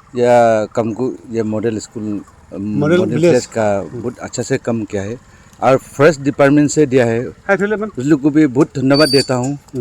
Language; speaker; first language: Hindi; non-native, local second language; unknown